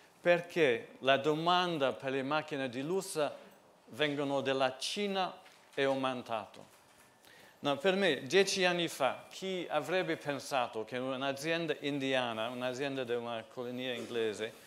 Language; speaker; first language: Italian; non-native, fluent; English